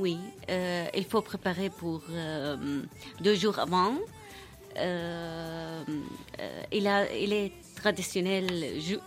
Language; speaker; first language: French; non-native, learner; Arabic